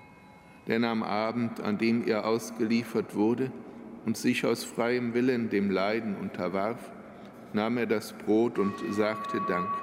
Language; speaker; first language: German; native; German